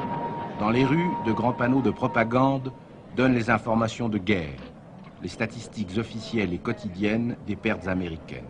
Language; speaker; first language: French; native; French